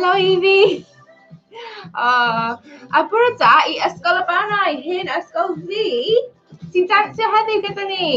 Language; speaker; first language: Welsh; non-native, local second language; English